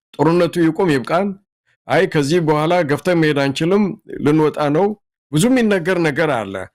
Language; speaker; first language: Amharic; non-native, local second language; Tigrinya